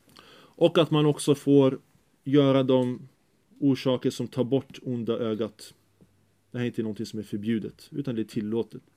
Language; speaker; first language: Swedish; early bilingual, other home language; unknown